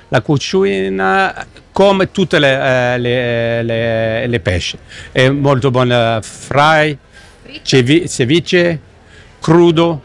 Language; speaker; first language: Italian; non-native, learner; English